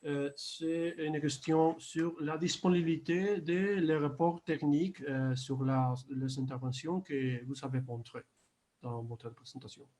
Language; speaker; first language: French; non-native, fluent; Spanish